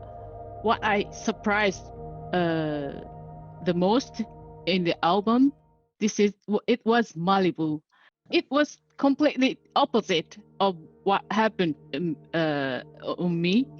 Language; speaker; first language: English; non-native, learner; Japanese